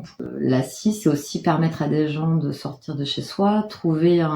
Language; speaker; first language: French; native; French